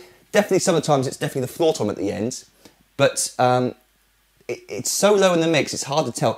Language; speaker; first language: English; native; English